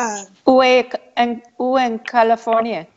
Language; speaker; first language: French; non-native, learner; English